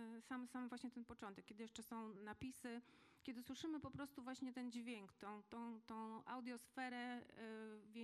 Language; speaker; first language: Polish; native; Polish